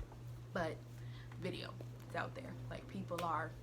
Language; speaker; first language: English; native; English